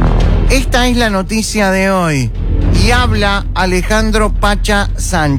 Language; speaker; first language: Spanish; native; Spanish